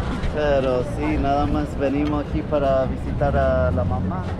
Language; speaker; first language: Spanish; non-native, fluent; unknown